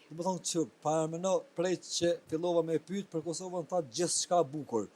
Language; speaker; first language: Albanian; native; Albanian